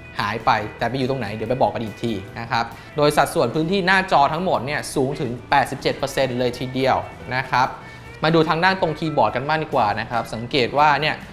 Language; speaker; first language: Thai; native; Thai